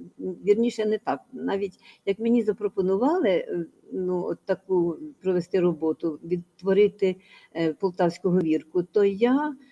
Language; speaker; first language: Ukrainian; native; Ukrainian